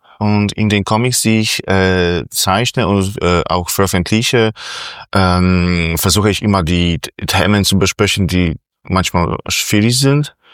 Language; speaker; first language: German; non-native, fluent; Polish